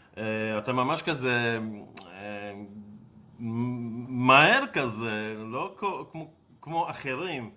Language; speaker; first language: Hebrew; non-native, fluent; Serbian